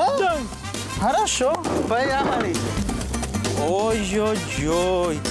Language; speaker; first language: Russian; non-native, fluent; Spanish